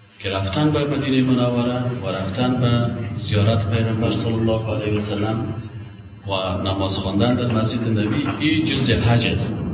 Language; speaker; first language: Persian; native; Persian